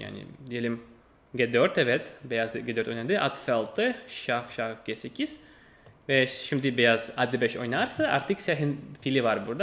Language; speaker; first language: Turkish; non-native, fluent; Russian